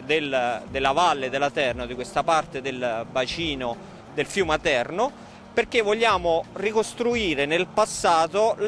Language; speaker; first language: Italian; native; Italian